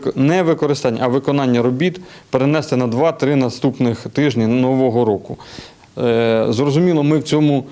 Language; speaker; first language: Ukrainian; non-native, local second language; Russian